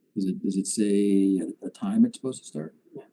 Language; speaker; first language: English; native; English